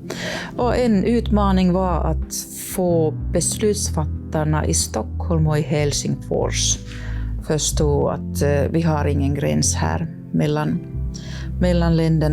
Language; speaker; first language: Swedish; non-native, local second language; Finnish